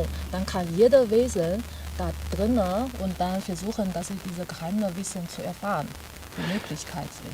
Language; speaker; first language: German; non-native, fluent; Chinese